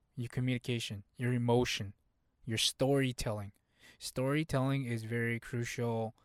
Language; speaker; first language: English; early bilingual, other home language; Hmong